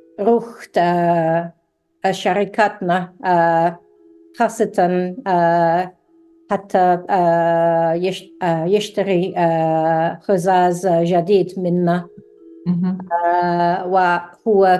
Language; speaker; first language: Arabic; non-native, learner; English